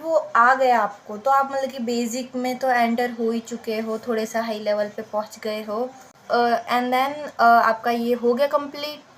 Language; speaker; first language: Hindi; native; Hindi